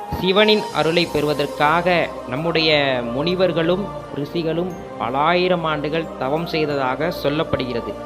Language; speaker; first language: Tamil; native; Tamil